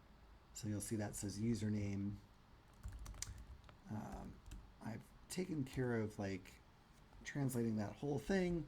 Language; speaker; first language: English; native; English